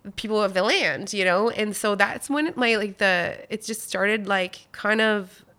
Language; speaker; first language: English; non-native, fluent; French